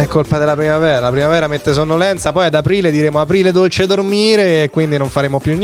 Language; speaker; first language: Italian; native; Italian